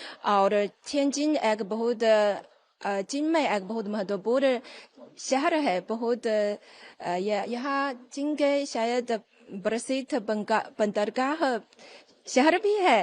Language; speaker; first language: Hindi; non-native, fluent; Chinese